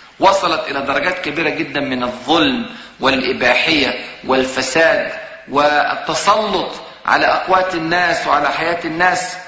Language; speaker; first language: Arabic; native; Arabic